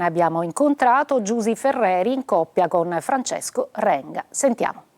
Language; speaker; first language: Italian; native; Italian